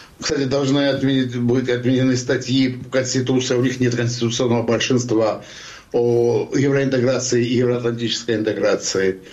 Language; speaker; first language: Russian; non-native, local second language; Georgian